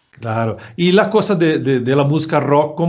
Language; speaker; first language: Spanish; non-native, fluent; Portuguese